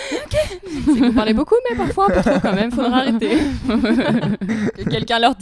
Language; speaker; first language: French; native; French